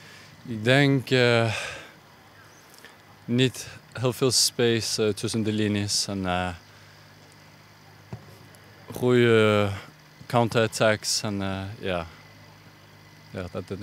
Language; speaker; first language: Dutch; non-native, learner; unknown